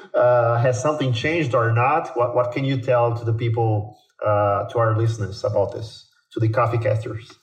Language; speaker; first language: English; non-native, fluent; Portuguese